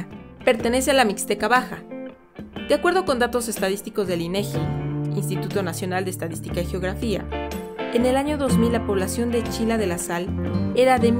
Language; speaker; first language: Spanish; native; Spanish